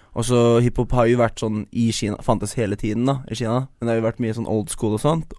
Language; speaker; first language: Norwegian; early bilingual, other home language; Chinese